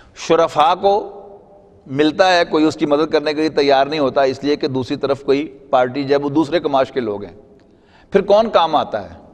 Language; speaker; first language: Urdu; non-native, local second language; Punjabi